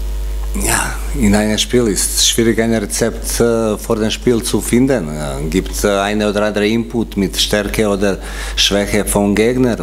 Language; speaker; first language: German; non-native, fluent; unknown